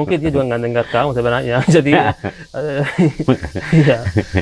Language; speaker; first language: Indonesian; non-native, fluent; Italian